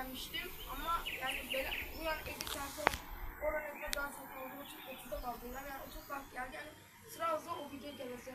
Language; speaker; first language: Turkish; non-native, learner; Azerbaijani